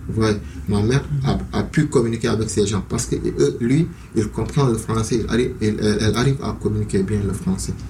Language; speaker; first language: French; non-native, local second language; Wolof